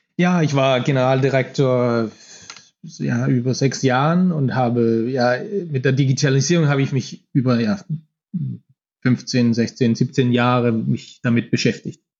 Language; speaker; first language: German; non-native, fluent; Danish